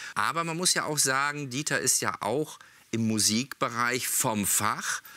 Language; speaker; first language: German; native; German